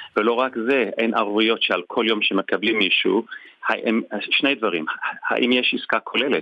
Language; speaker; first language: Hebrew; non-native, fluent; English